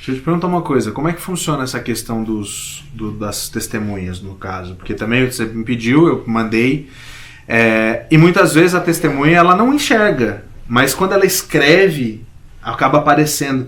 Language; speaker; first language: Portuguese; native; Portuguese